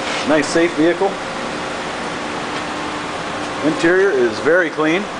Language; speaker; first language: English; native; English